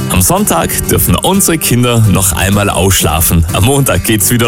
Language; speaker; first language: German; native; German